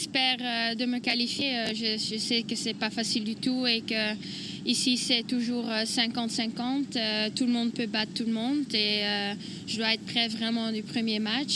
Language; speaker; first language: French; non-native, local second language; Dutch